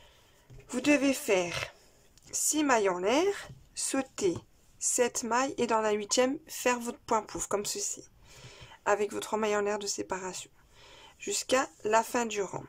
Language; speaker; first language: French; native; French